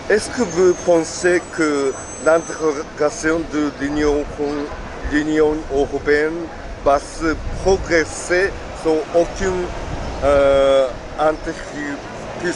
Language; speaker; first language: French; non-native, learner; Japanese